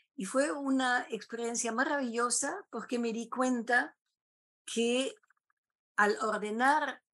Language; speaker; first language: Spanish; non-native, fluent; German